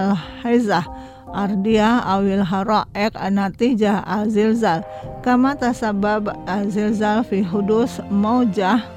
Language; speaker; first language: Arabic; non-native, fluent; Indonesian